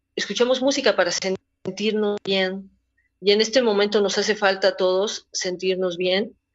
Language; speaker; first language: Spanish; native; Spanish